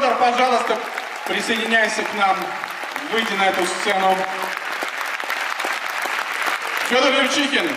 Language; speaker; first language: Russian; native; Russian